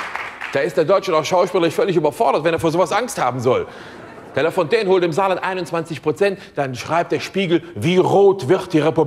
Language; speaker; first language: German; native; German